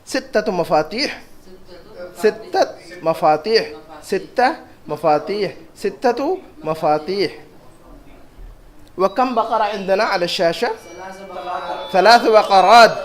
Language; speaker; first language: Arabic; non-native, fluent; Urdu